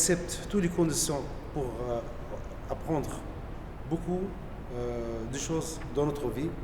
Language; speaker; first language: French; non-native, learner; Arabic